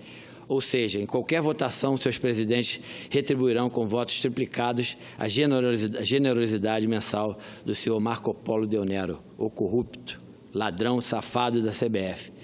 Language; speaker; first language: Portuguese; native; Portuguese